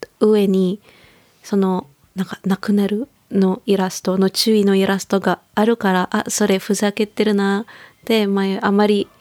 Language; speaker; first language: Japanese; non-native, learner; Indonesian